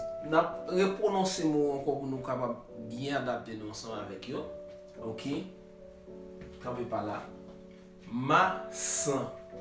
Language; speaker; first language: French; non-native, learner; Haitian Creole